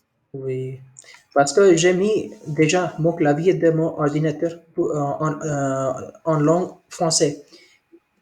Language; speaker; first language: French; non-native, learner; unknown